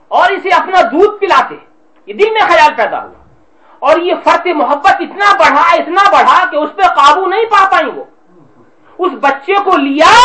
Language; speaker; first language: Urdu; native; Urdu